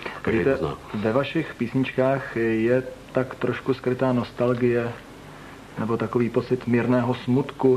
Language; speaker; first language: Czech; native; Czech